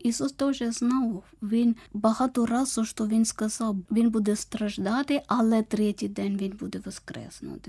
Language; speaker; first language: Ukrainian; non-native, learner; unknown